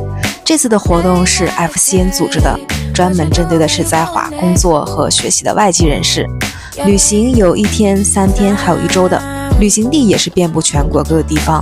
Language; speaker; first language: Chinese; native; Chinese